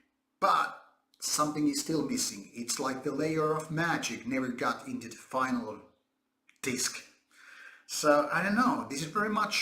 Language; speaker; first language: English; non-native, fluent; Finnish